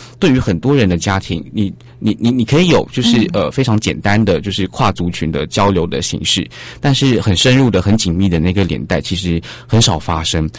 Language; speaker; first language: Chinese; native; Chinese